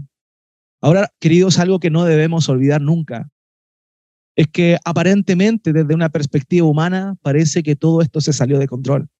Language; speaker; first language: Spanish; native; Spanish